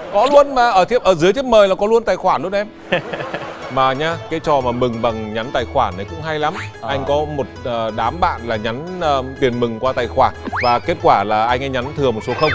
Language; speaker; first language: Vietnamese; native; Vietnamese